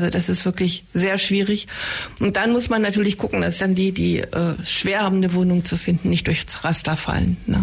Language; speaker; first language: German; native; German